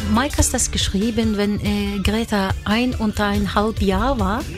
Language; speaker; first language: German; non-native, fluent; Norwegian